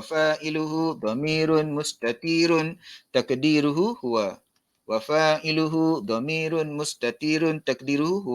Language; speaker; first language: Arabic; non-native, fluent; Malay